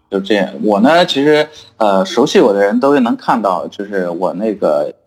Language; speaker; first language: Chinese; native; Chinese